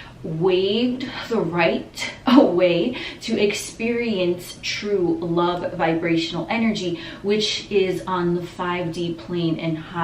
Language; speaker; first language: English; native; English